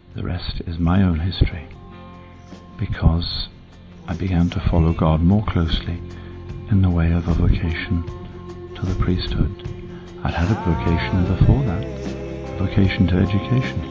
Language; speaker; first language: English; native; English